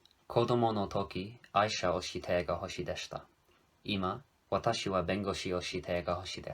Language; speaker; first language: Japanese; non-native, learner; English